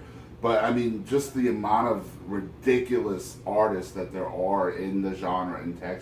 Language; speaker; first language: English; native; English